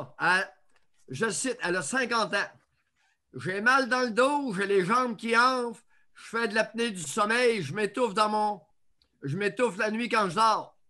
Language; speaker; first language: French; native; French